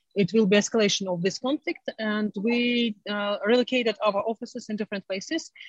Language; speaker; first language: English; non-native, fluent; Ukrainian